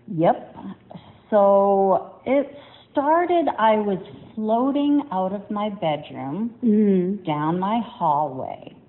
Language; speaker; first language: English; native; English